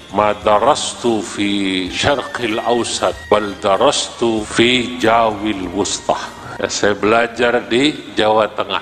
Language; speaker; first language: Indonesian; native; Indonesian